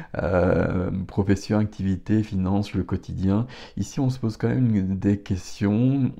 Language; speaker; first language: French; native; French